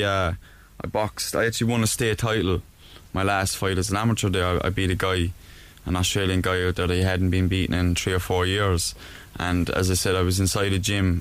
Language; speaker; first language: English; native; English